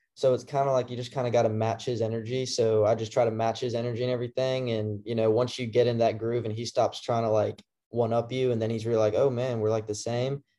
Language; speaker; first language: English; native; English